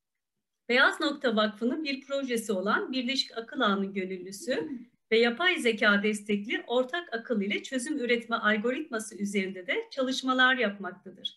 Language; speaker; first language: Turkish; native; Turkish